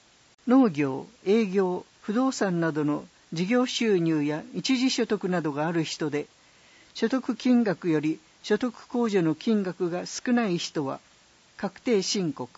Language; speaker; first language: Japanese; native; Japanese